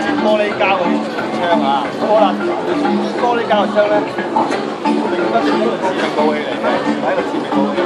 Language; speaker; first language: Cantonese; native; Cantonese